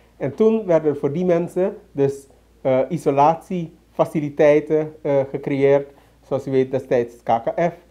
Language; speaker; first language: Dutch; native; Dutch